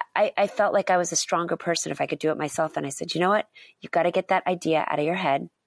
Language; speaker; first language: English; native; English